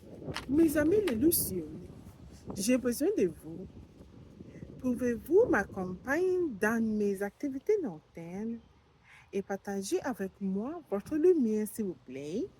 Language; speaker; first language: French; non-native, learner; English